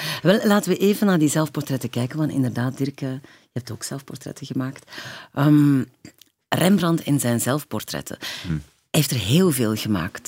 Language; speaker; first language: Dutch; native; Dutch